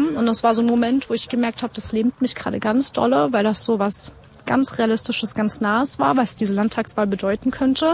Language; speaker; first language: German; native; German